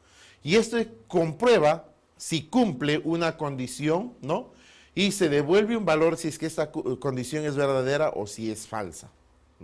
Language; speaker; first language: Spanish; native; Spanish